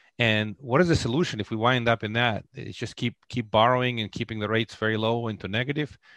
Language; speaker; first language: English; non-native, fluent; Russian